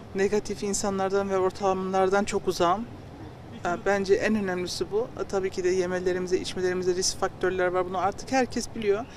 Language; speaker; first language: Turkish; early bilingual, heritage; Turkish